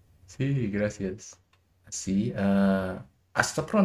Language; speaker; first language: Spanish; non-native, learner; German